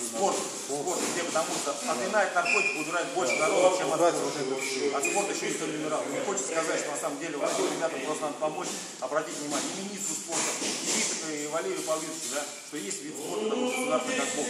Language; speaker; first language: Russian; native; Russian